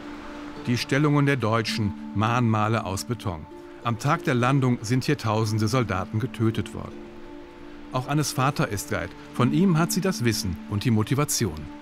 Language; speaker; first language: German; native; German